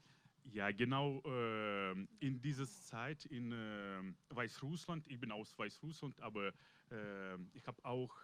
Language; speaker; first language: German; non-native, learner; Russian